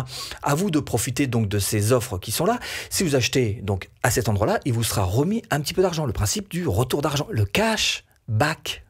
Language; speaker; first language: French; native; French